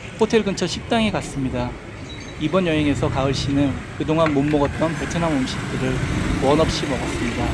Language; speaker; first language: Korean; native; Korean